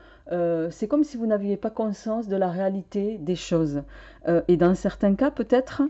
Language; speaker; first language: French; native; French